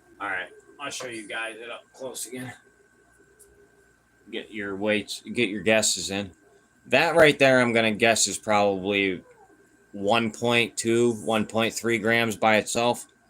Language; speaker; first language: English; native; English